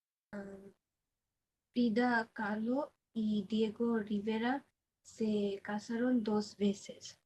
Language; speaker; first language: Spanish; non-native, learner; Bangla